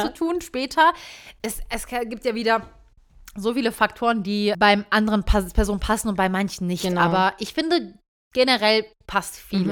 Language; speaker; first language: German; early bilingual, other home language; Turkish